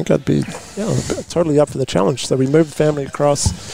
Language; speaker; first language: English; native; English